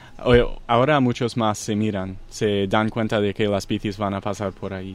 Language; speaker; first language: Spanish; non-native, fluent; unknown